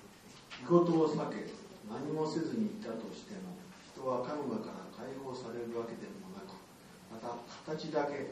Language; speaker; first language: Japanese; native; Japanese